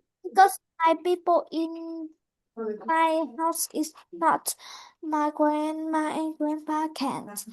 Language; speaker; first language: English; non-native, learner; Vietnamese